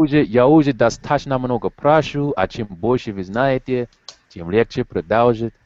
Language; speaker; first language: Russian; non-native, learner; English